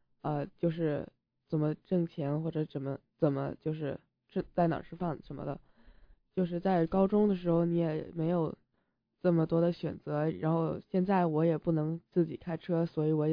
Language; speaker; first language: Chinese; early bilingual, heritage; Chinese